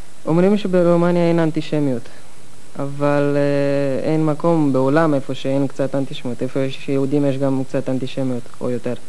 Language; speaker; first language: Hebrew; non-native, fluent; Romanian